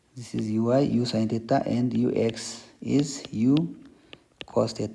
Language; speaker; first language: English; non-native, local second language; Amharic